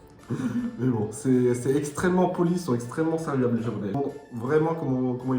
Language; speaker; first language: French; native; French